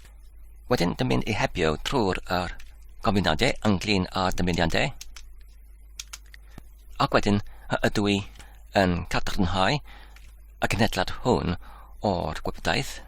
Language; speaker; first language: Welsh; non-native, learner; Polish